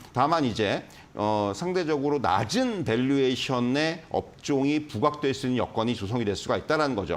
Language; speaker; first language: Korean; native; Korean